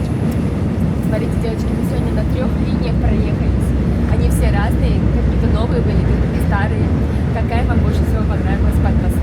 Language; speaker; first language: Russian; native; Russian